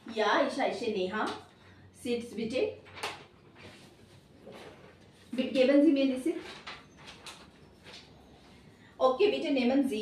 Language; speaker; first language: German; non-native, learner; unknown